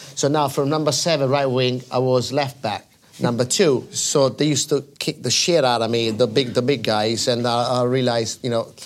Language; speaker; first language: English; non-native, fluent; Italian